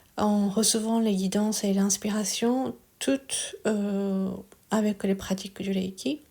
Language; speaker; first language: French; non-native, fluent; Japanese